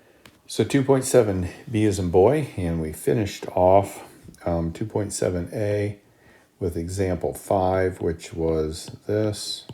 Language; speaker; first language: English; native; English